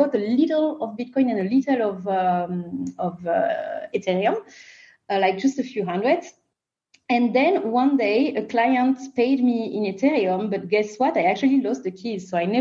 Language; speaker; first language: English; non-native, fluent; French